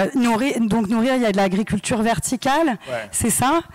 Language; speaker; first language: French; native; French